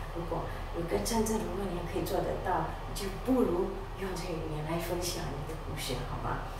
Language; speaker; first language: Chinese; non-native, local second language; Malay